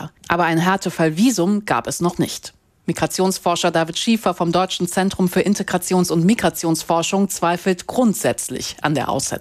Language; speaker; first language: German; native; German